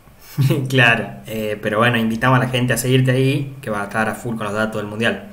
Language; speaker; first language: Spanish; native; Spanish